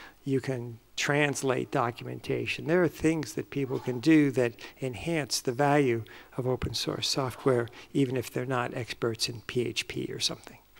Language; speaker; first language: English; native; English